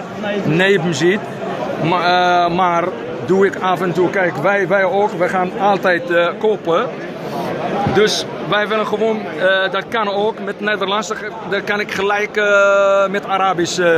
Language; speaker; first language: Dutch; non-native, learner; Arabic